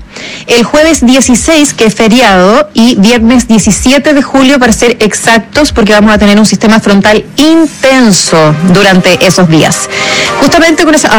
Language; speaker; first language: Spanish; native; Spanish